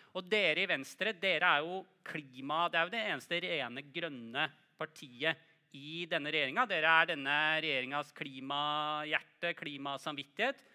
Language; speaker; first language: Norwegian; native; Norwegian